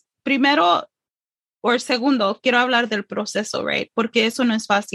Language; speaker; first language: Spanish; early bilingual, heritage; English